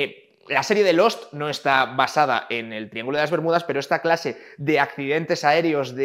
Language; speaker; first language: Spanish; native; Spanish